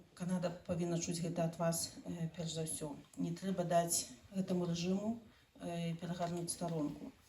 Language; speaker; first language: Belarusian; non-native, local second language; Russian